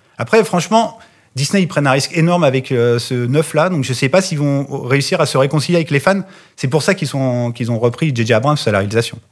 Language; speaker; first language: French; native; French